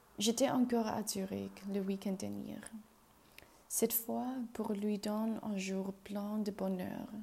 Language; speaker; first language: French; non-native, learner; Chinese